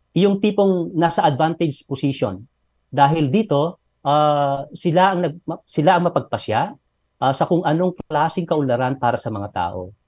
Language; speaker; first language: Filipino; non-native, local second language; Iloko